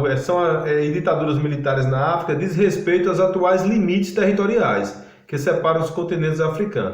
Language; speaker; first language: Portuguese; native; Portuguese